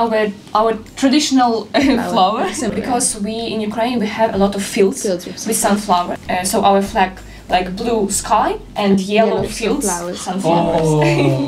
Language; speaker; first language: English; non-native, learner; Ukrainian